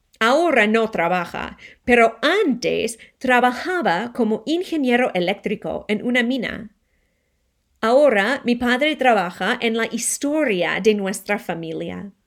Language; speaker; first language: Spanish; non-native, fluent; English